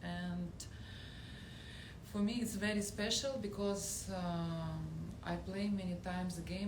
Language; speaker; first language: English; non-native, learner; Russian